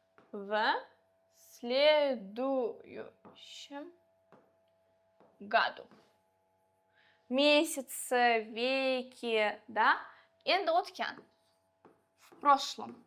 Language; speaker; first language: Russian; non-native, local second language; Uzbek